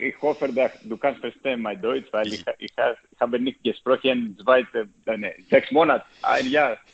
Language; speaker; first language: German; non-native, learner; Greek